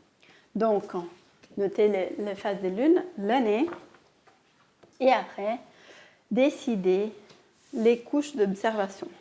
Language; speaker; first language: French; non-native, fluent; Portuguese